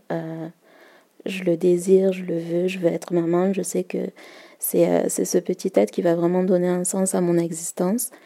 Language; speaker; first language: French; early bilingual, other home language; Malagasy